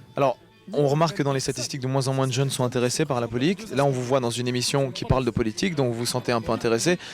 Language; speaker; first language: French; native; French